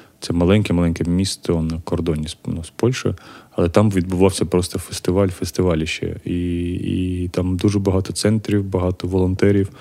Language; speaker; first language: Ukrainian; native; Ukrainian